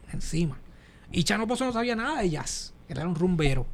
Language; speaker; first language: Spanish; native; Spanish